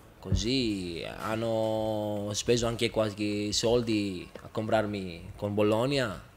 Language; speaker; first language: Italian; non-native, fluent; Greek